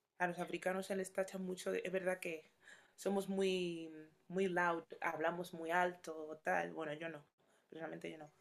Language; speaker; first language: Spanish; early bilingual, other home language; Yoruba